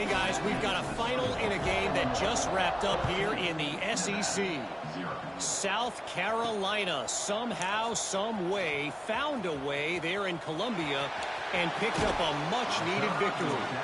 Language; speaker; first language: English; native; English